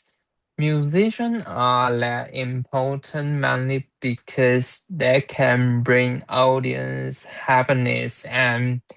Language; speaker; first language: English; non-native, learner; Chinese